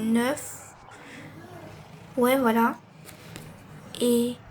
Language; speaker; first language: French; native; French